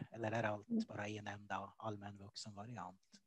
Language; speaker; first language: Swedish; native; Swedish